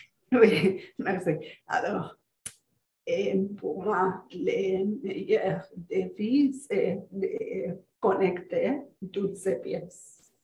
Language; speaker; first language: French; non-native, fluent; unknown